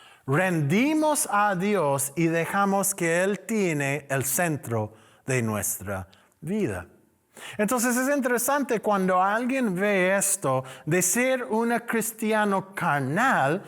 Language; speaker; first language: Spanish; non-native, learner; English